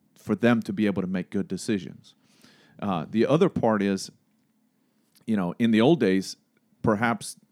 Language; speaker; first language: English; non-native, fluent; Swedish